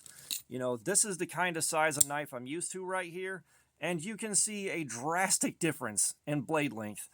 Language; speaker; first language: English; native; English